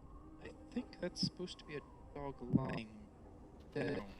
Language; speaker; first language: English; native; English